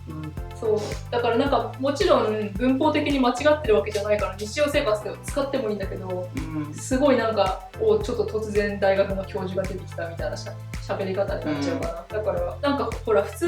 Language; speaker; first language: Japanese; native; Japanese